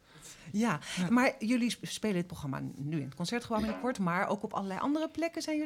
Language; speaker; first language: Dutch; native; Dutch